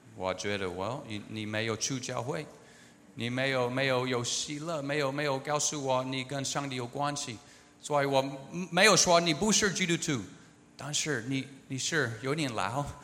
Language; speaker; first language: Chinese; non-native, learner; English